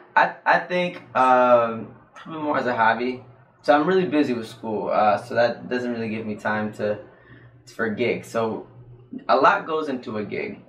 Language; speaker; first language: English; native; English